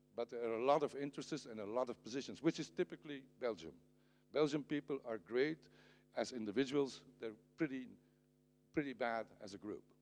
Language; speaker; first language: English; non-native, fluent; Dutch